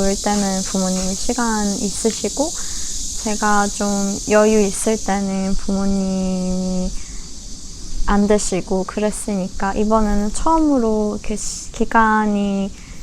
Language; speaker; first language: Korean; non-native, fluent; Persian